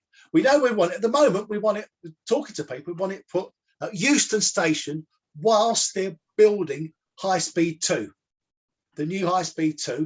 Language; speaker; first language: English; native; English